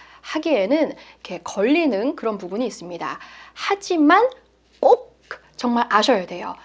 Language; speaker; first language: Korean; native; Korean